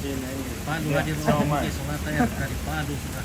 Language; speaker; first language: Indonesian; native; Indonesian